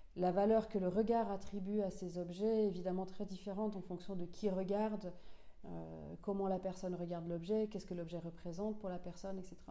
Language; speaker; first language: French; non-native, local second language; Finnish